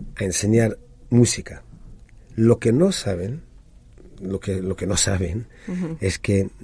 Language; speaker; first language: Spanish; early bilingual, other home language; Hebrew